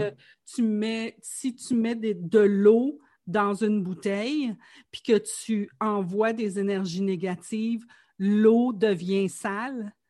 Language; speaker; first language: French; native; French